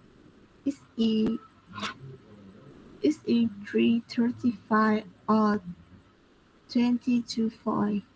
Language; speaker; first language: English; non-native, learner; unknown